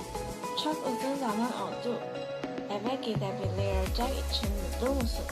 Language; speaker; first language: Turkish; non-native, learner; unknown